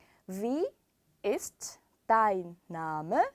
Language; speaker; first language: German; non-native, fluent; Korean